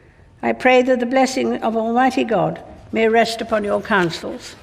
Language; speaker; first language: English; native; English